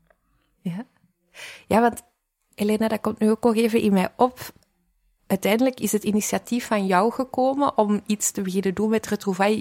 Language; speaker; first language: Dutch; native; Dutch